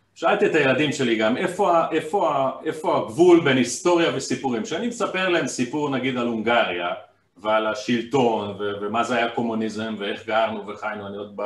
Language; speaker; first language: Hebrew; non-native, fluent; Hungarian